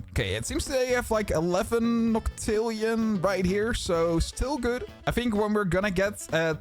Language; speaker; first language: English; non-native, fluent; Dutch